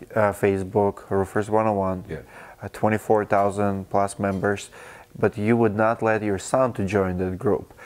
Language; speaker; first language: English; non-native, fluent; Russian